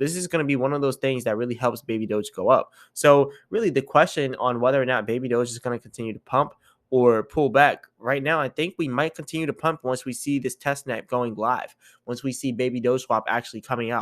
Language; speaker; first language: English; native; English